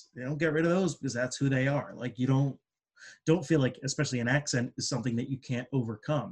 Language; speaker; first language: English; native; English